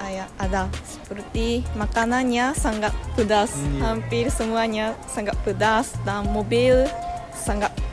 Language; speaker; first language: Indonesian; non-native, learner; Japanese